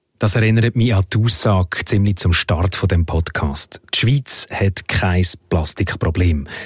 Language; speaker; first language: German; native; German